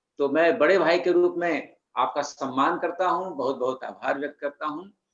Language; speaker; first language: Hindi; native; Hindi